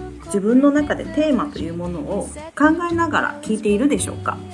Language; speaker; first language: Japanese; non-native, fluent; Chinese